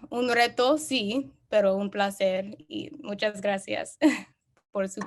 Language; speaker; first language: Spanish; non-native, learner; English